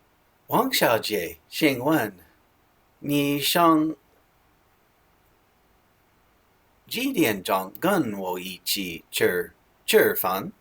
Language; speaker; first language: Chinese; non-native, learner; English